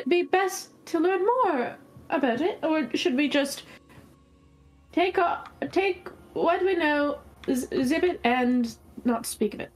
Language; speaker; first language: English; native; English